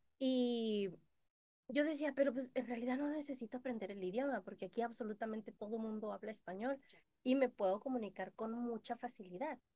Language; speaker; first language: Spanish; native; Spanish